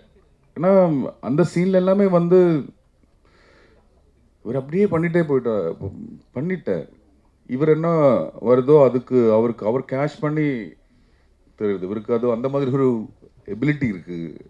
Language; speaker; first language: Tamil; non-native, learner; Malayalam